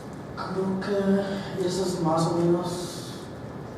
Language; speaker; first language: Spanish; non-native, fluent; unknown